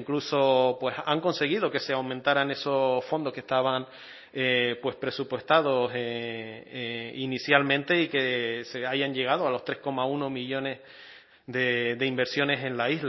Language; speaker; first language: Spanish; native; Spanish